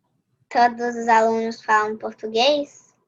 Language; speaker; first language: Portuguese; early bilingual, heritage; Portuguese